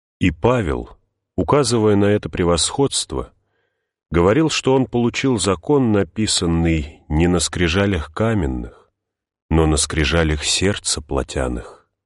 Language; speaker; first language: Russian; native; Russian